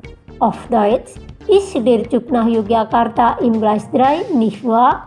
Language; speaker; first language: German; non-native, fluent; Indonesian